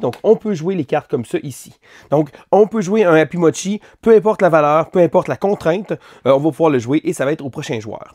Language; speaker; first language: French; native; French